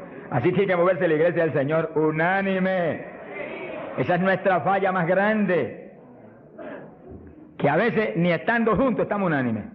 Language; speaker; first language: Spanish; native; Spanish